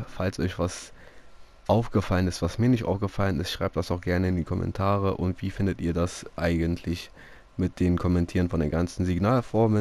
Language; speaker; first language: German; native; German